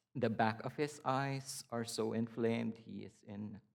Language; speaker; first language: English; non-native, local second language; Filipino